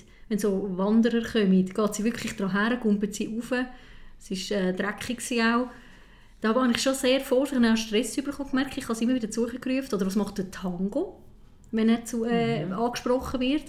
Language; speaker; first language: German; native; German